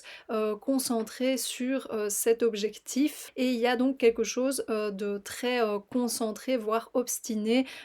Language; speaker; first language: French; native; French